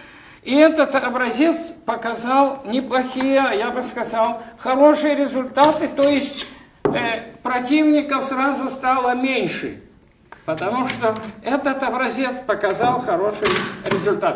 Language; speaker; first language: Russian; native; Russian